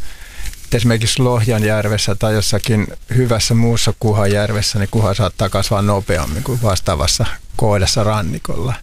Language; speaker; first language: Finnish; native; Finnish